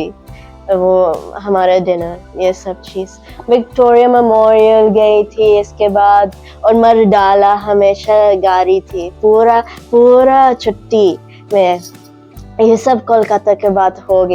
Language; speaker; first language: Hindi; early bilingual, heritage; English